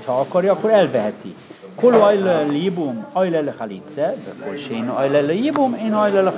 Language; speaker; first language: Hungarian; native; Hungarian